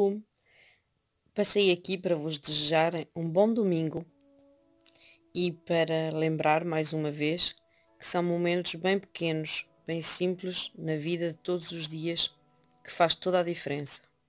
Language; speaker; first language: Portuguese; early bilingual, heritage; Portuguese